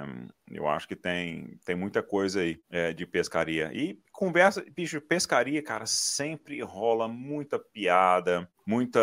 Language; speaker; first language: Portuguese; native; Portuguese